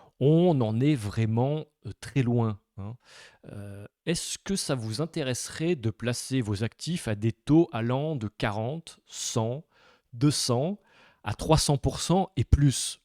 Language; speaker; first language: French; native; French